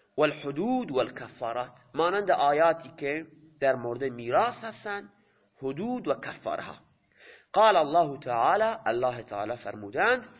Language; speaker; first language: Persian; non-native, local second language; Baluchi